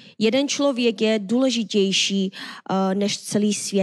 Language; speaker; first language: Czech; non-native, learner; Korean